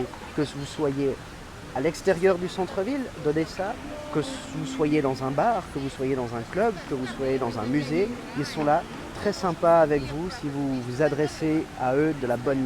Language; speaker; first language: French; native; French